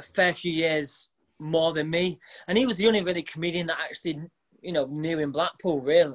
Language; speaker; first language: English; native; English